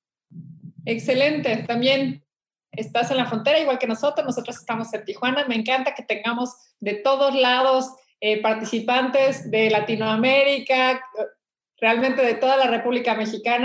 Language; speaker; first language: Spanish; native; Spanish